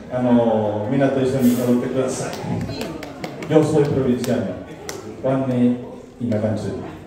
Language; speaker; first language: Japanese; non-native, learner; Spanish